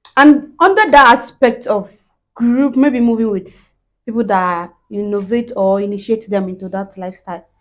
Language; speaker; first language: English; non-native, local second language; Yoruba